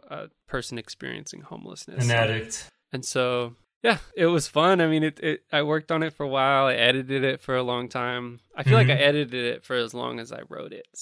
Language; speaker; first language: English; native; English